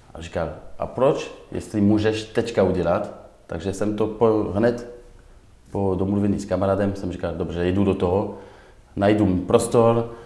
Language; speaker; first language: Czech; non-native, learner; French